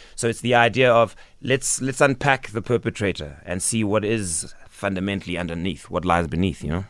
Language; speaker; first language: English; non-native, local second language; Xhosa